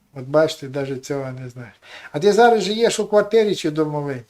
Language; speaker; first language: Russian; non-native, local second language; Ukrainian